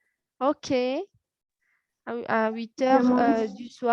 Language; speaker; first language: French; non-native, fluent; Spanish